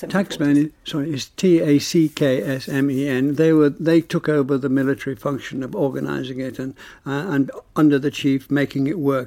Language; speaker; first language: English; native; English